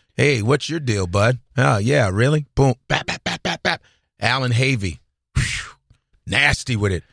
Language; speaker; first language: English; native; English